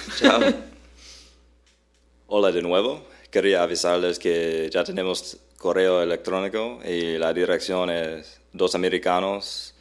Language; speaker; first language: Spanish; non-native, fluent; English